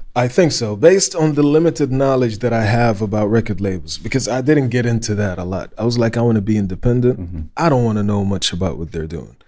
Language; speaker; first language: English; non-native, fluent; Arabic